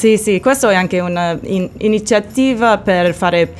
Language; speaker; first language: Italian; non-native, learner; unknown